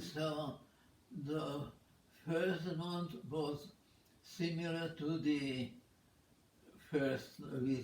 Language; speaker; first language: English; non-native, fluent; Czech